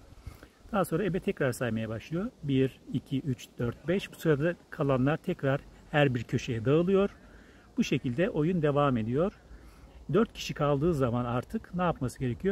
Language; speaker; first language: Turkish; native; Turkish